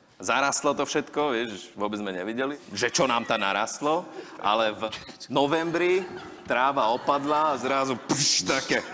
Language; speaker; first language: Slovak; native; Slovak